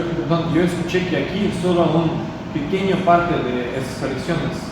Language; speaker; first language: Spanish; non-native, learner; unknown